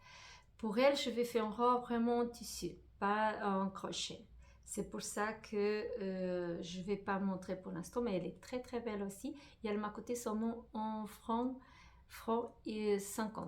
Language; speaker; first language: French; non-native, fluent; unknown